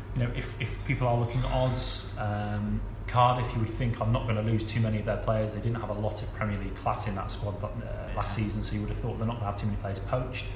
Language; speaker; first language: English; native; English